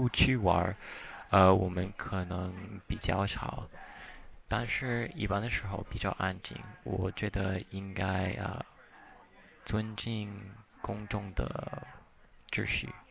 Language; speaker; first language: Chinese; non-native, fluent; English